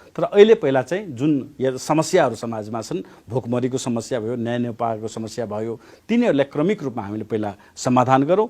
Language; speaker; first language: Nepali; non-native, local second language; Maithili